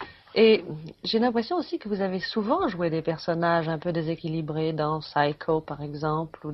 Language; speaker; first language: French; native; French